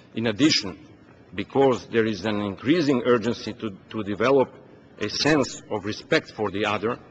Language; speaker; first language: English; non-native, fluent; Macedonian